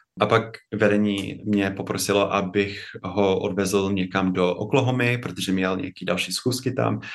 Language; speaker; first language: Czech; non-native, fluent; English